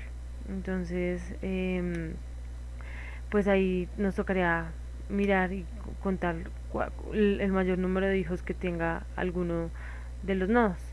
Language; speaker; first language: Spanish; native; Spanish